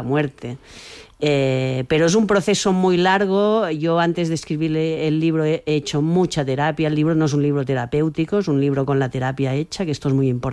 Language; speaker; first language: Spanish; native; Spanish